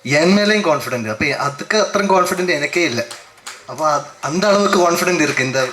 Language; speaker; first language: Tamil; non-native, learner; Malayalam